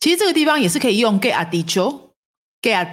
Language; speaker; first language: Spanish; non-native, fluent; Chinese